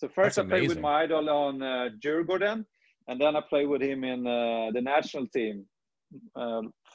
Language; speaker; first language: English; non-native, fluent; Swedish